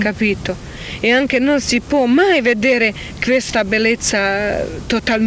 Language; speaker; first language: Italian; non-native, learner; Croatian